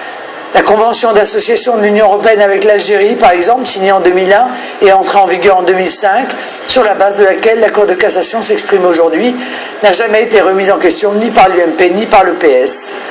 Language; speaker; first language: French; native; French